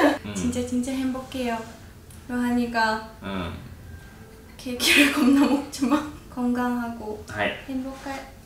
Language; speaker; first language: Korean; non-native, fluent; Japanese